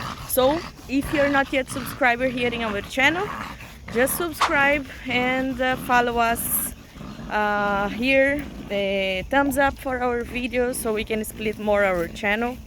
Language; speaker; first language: English; non-native, learner; Portuguese